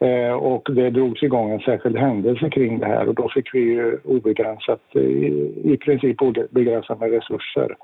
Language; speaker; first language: Swedish; native; Swedish